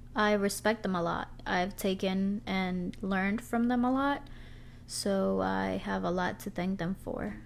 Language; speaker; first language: English; early bilingual, other home language; Spanish